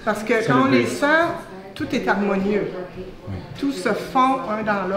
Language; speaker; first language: French; native; French